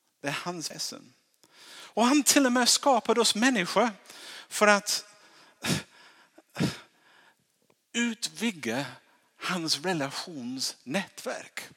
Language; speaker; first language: Swedish; non-native, fluent; English